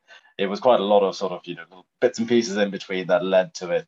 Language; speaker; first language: English; native; English